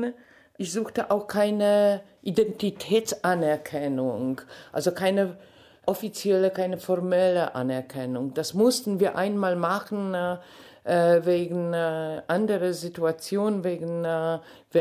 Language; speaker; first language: German; non-native, fluent; Polish